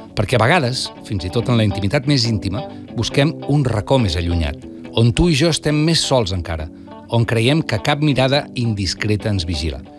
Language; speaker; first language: Catalan; native; Catalan